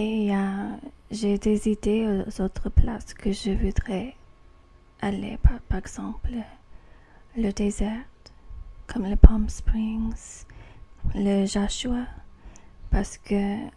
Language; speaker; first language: French; non-native, learner; English